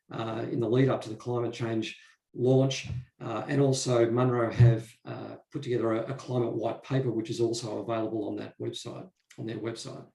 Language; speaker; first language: English; native; English